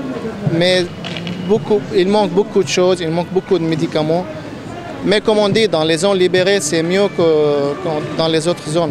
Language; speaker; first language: French; non-native, fluent; Arabic